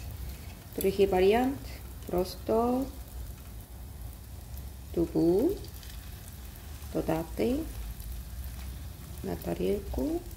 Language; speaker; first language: Ukrainian; non-native, learner; Korean